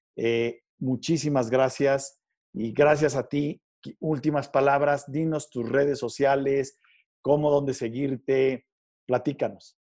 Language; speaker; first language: Spanish; native; Spanish